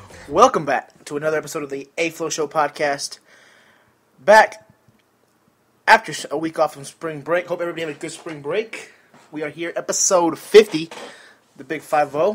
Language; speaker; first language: English; native; English